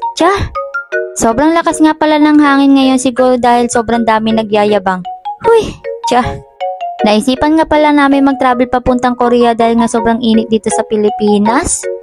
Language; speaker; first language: Filipino; native; Filipino